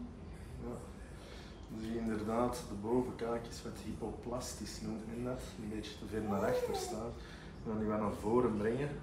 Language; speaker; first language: Dutch; native; Dutch